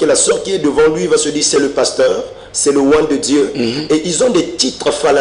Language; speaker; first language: French; non-native, local second language; Lingala